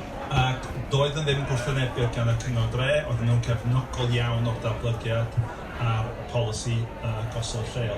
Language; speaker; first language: Welsh; non-native, local second language; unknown